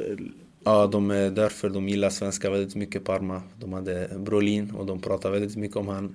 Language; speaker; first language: Swedish; early bilingual, other home language; Macedonian